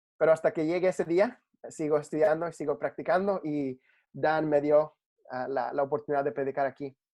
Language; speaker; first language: Spanish; early bilingual, heritage; Spanish